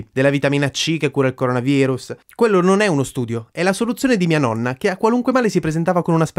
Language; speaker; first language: Italian; native; Italian